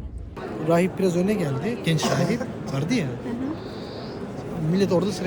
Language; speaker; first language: Turkish; native; Turkish